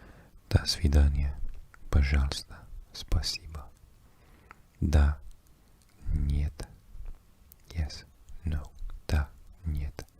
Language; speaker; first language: Russian; non-native, learner; English